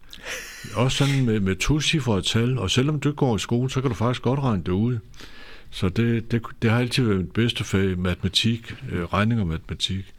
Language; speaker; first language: Danish; native; Danish